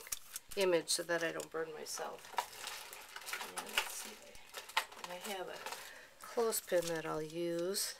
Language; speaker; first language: English; native; English